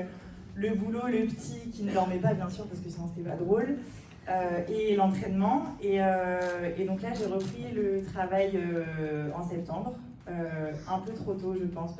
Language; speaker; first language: French; native; French